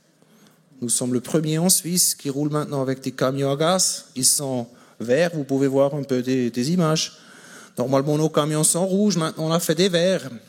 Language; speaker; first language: French; non-native, fluent; German